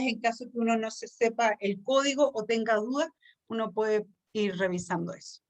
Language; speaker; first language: Spanish; native; Spanish